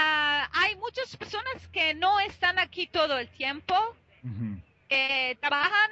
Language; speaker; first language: Spanish; non-native, fluent; Italian